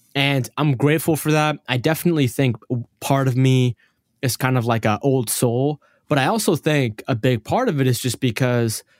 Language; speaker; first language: English; early bilingual, other home language; Arabic